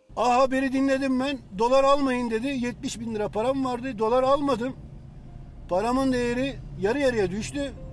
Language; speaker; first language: Turkish; native; Turkish